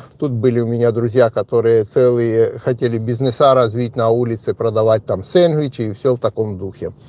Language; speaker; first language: Russian; native; Russian